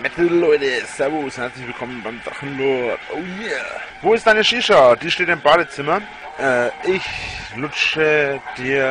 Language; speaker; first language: German; native; German